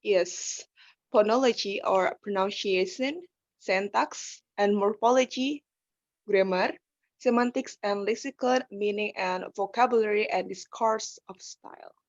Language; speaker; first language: English; non-native, learner; Indonesian